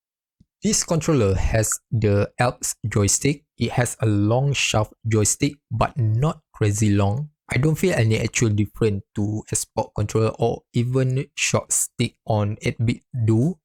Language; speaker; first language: English; non-native, fluent; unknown